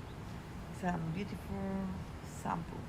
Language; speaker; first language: English; non-native, learner; Spanish